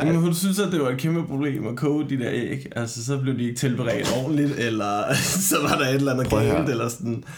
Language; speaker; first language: Danish; early bilingual, other home language; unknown